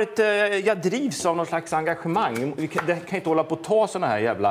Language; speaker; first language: Swedish; native; Swedish